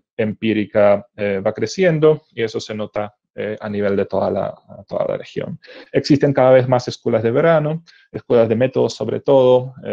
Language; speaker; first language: Spanish; non-native, fluent; Czech